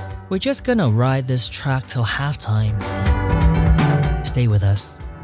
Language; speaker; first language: English; non-native, local second language; Cantonese